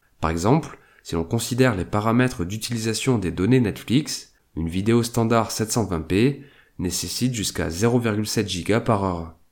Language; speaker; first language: French; native; French